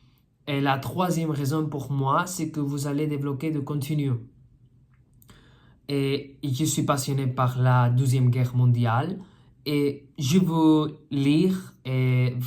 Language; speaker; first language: French; non-native, fluent; Spanish